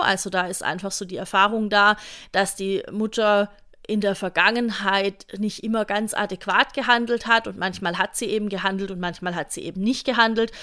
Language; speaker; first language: German; native; German